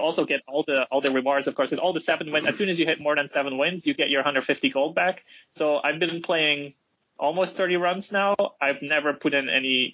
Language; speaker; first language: English; non-native, fluent; Dutch